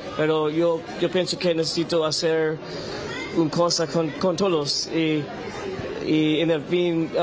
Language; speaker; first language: Spanish; non-native, learner; English